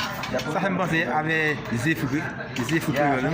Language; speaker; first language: French; non-native, learner; Haitian Creole